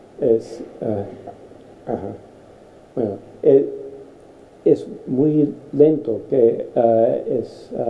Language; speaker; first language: Spanish; non-native, fluent; English